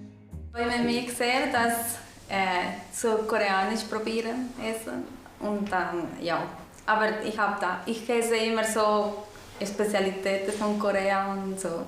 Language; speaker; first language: German; non-native, learner; Korean